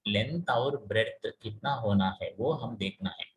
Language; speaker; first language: Hindi; non-native, local second language; Telugu